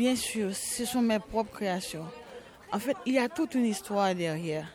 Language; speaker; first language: French; non-native, local second language; Haitian Creole